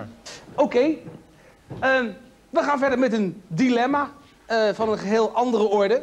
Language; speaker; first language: Dutch; native; Dutch